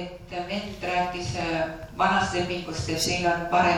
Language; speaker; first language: Finnish; non-native, learner; Estonian